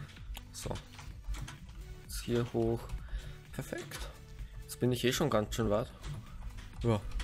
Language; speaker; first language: German; native; German